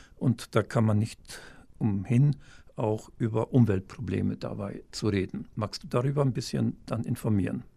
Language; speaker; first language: German; native; German